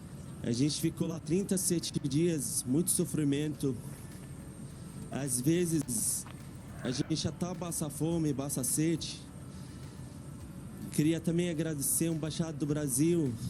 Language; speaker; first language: Portuguese; non-native, fluent; Arabic